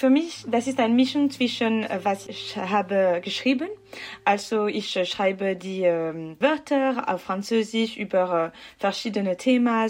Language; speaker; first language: German; non-native, local second language; French